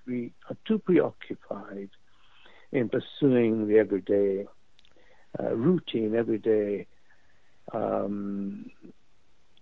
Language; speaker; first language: English; non-native, local second language; Urdu